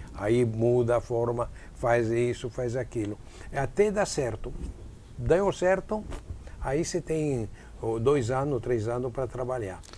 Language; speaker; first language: Portuguese; non-native, fluent; Italian